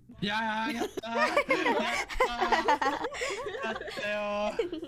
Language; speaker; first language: Japanese; native; Japanese